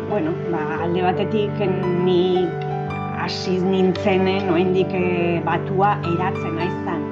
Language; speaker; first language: Basque; native; Basque